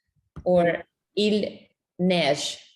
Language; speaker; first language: French; non-native, learner; English